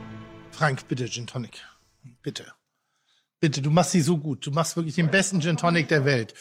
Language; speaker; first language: German; native; German